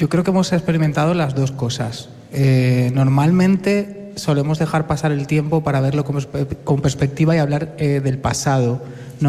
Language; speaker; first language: Spanish; native; Spanish